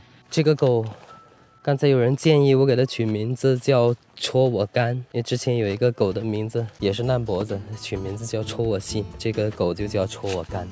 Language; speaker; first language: Chinese; native; Chinese